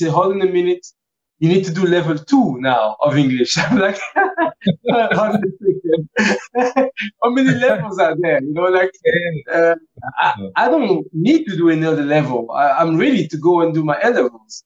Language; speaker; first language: English; early bilingual, other home language; French